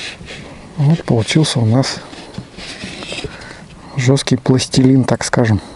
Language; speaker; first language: Russian; native; Russian